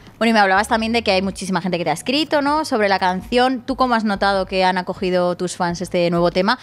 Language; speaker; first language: Spanish; native; Spanish